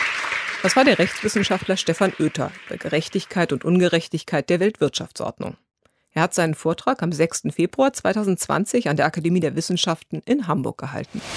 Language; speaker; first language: German; native; German